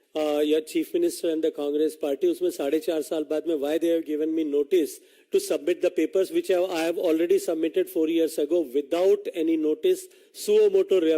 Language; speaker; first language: English; non-native, local second language; Hindi